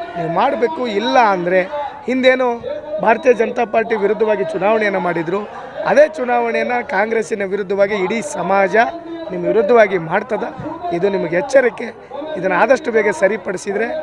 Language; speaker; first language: Kannada; non-native, local second language; Lambadi